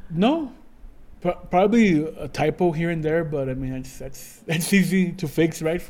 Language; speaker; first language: English; early bilingual, other home language; Spanish